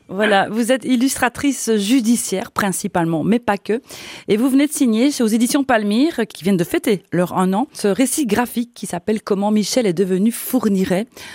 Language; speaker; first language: French; native; French